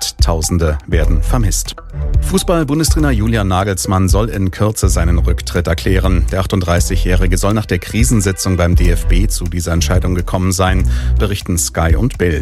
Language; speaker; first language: German; native; German